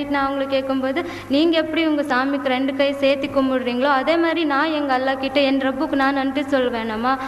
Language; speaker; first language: Tamil; non-native, local second language; Kannada